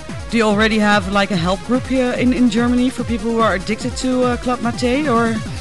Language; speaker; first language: English; non-native, fluent; Dutch